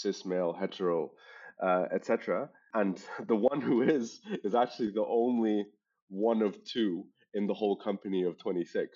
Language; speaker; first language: English; non-native, local second language; German